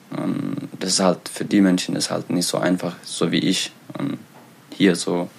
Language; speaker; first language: German; non-native, learner; Tigrinya